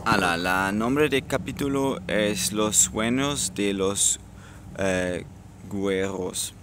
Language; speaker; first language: Spanish; non-native, learner; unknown